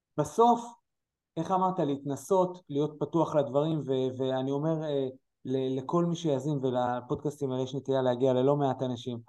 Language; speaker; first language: Hebrew; native; Hebrew